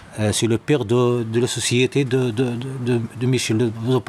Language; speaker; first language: French; non-native, learner; Arabic